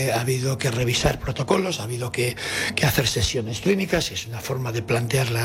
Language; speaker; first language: Spanish; native; Spanish